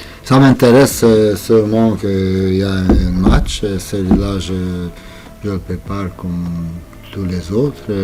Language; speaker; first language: French; non-native, fluent; Romanian